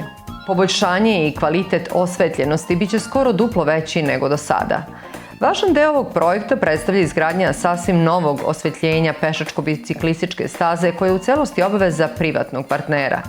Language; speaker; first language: Serbian; native; Serbian